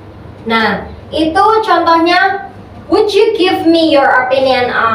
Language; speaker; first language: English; non-native, learner; Indonesian